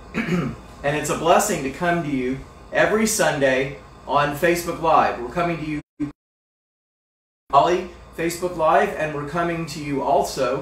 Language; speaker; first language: English; native; English